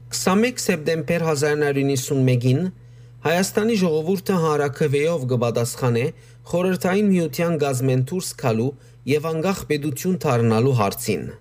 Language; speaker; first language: Armenian; native; Armenian